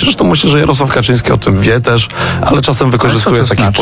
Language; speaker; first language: Polish; native; Polish